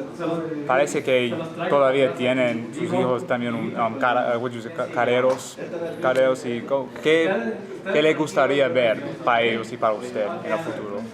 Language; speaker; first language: Spanish; non-native, learner; English